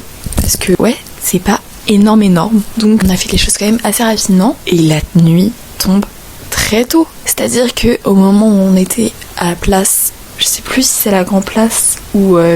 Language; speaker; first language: French; native; French